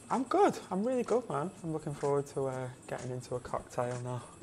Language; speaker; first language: English; native; English